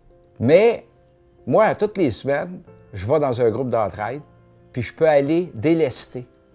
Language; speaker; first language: French; native; French